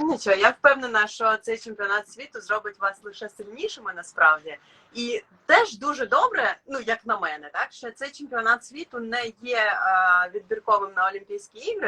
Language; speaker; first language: Ukrainian; native; Ukrainian